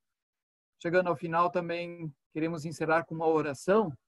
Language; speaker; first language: Portuguese; native; Portuguese